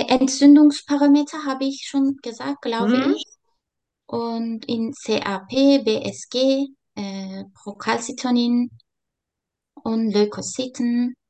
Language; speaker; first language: German; non-native, learner; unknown